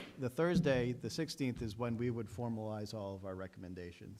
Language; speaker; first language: English; native; English